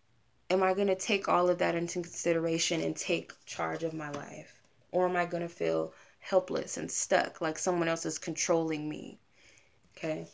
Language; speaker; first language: English; native; English